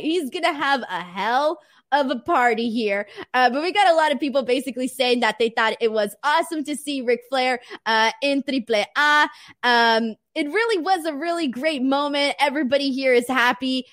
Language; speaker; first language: English; early bilingual, other home language; Spanish